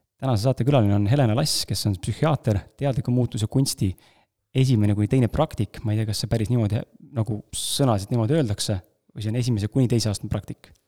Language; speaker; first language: Estonian; native; Estonian